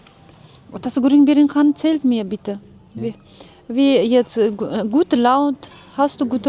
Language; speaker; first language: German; non-native, learner; Uzbek